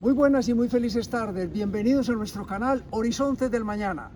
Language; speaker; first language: Spanish; native; Spanish